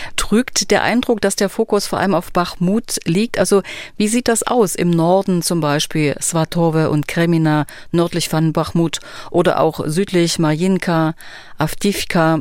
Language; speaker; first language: German; native; German